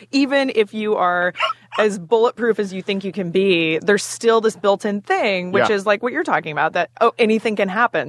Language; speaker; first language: English; native; English